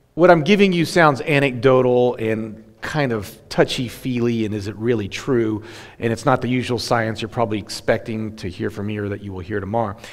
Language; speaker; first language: English; native; English